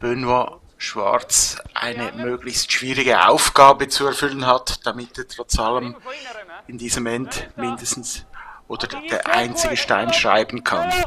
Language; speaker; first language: German; native; German